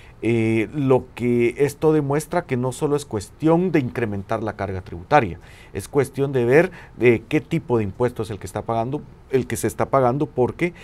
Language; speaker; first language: Spanish; native; Spanish